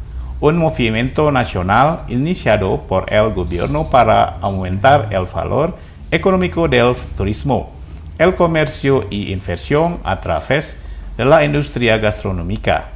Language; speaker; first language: Spanish; non-native, fluent; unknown